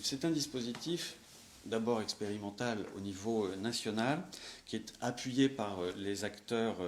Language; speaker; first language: French; native; French